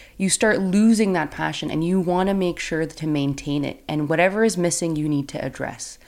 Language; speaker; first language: English; native; English